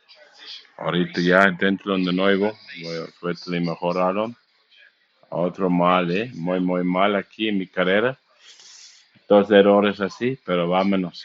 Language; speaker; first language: Spanish; non-native, learner; English